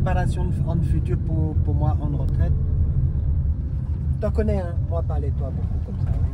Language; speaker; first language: French; non-native, learner; Filipino